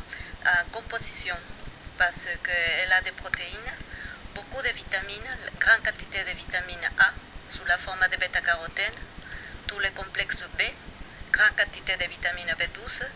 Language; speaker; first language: French; non-native, fluent; Spanish